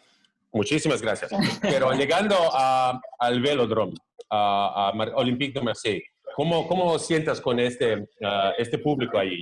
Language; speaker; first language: Spanish; non-native, fluent; Croatian